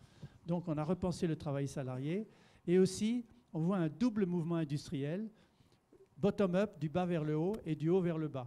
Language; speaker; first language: French; native; French